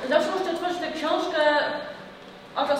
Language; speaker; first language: Polish; native; Polish